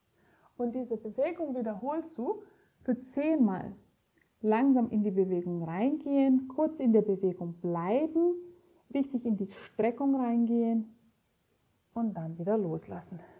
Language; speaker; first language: German; native; German